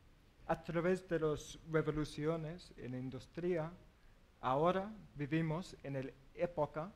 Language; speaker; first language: Spanish; non-native, learner; English